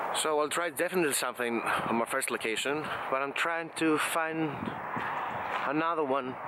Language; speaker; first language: English; non-native, fluent; Greek